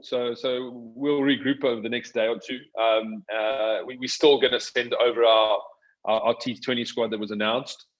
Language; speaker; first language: English; native; English